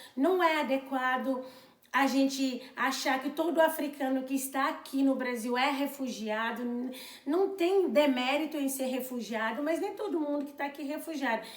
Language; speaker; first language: Portuguese; non-native, local second language; Kabuverdianu